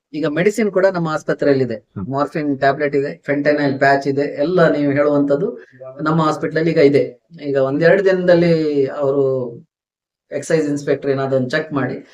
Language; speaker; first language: Kannada; native; Kannada